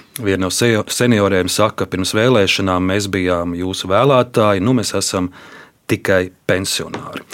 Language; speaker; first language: Latvian; native; Latvian